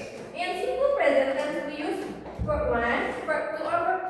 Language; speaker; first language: English; non-native, learner; Indonesian